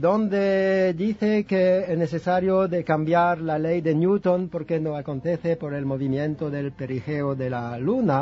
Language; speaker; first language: Spanish; non-native, fluent; French